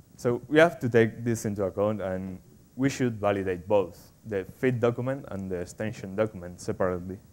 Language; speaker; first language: English; non-native, fluent; Spanish